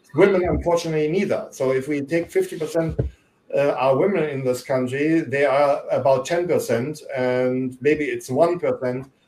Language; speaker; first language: English; non-native, fluent; German